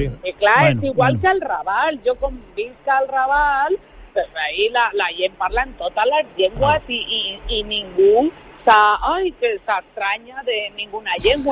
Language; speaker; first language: Catalan; non-native, local second language; Spanish